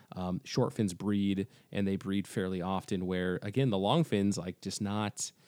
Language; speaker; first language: English; native; English